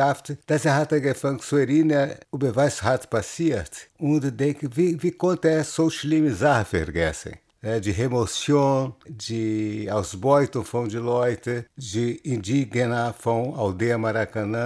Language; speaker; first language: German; non-native, learner; Portuguese